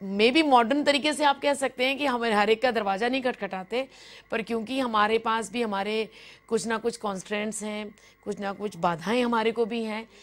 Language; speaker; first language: Hindi; native; Hindi